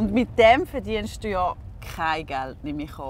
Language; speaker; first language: German; native; German